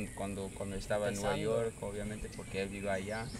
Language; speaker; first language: Spanish; non-native, fluent; English